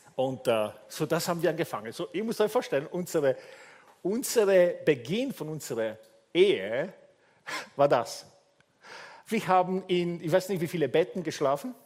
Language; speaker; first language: German; non-native, fluent; Italian